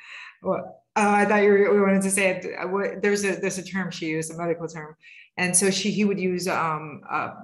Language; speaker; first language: English; native; English